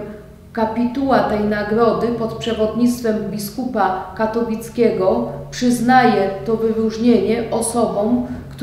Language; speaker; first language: Polish; native; Polish